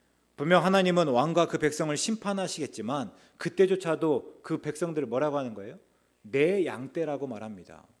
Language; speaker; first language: Korean; native; Korean